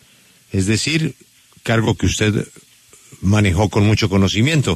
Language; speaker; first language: Spanish; native; Spanish